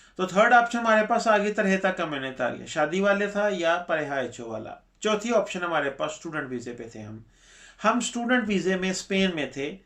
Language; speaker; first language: Urdu; non-native, local second language; Punjabi